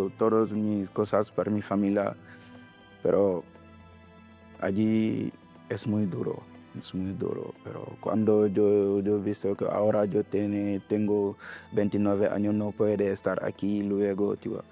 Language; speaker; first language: Spanish; non-native, learner; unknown